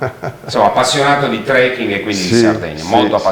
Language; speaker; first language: Italian; native; Italian